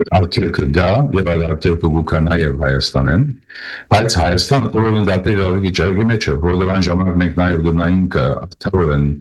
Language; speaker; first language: Armenian; early bilingual, heritage; Armenian